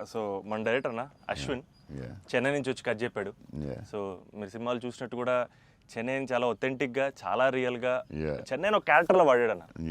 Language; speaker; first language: Telugu; native; Telugu